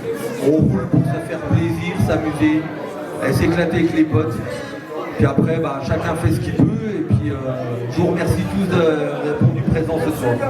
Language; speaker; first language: French; native; French